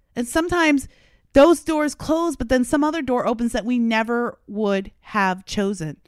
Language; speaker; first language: English; native; English